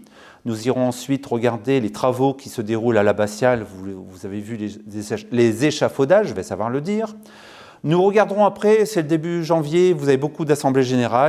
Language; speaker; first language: French; native; French